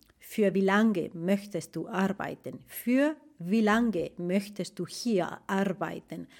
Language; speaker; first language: German; non-native, fluent; Spanish